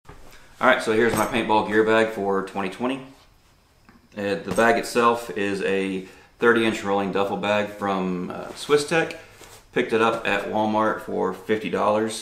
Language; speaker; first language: English; native; English